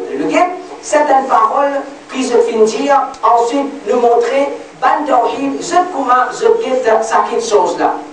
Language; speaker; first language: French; non-native, local second language; Morisyen